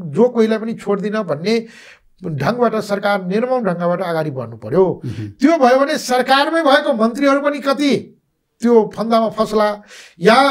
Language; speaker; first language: Nepali; non-native, local second language; Maithili